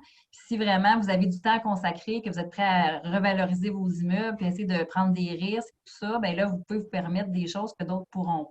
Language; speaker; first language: French; native; French